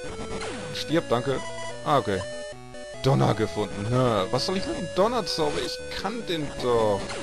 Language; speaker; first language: German; native; German